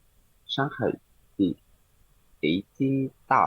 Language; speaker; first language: Chinese; non-native, learner; Indonesian